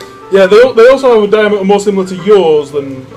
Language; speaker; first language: English; native; English